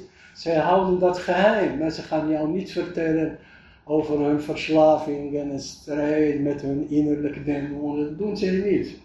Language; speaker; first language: Dutch; non-native, fluent; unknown